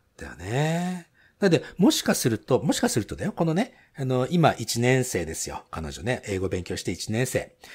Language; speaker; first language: Japanese; native; Japanese